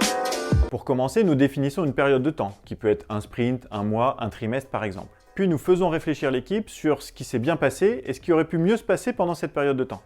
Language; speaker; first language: French; native; French